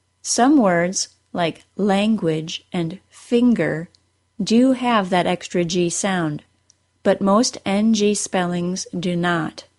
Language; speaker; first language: English; native; English